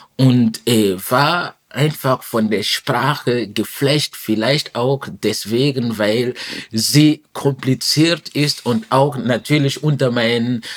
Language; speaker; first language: German; non-native, fluent; French